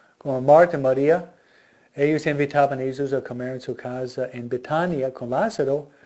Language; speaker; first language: Spanish; non-native, fluent; English